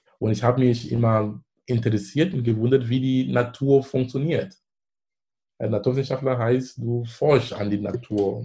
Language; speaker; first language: German; non-native, fluent; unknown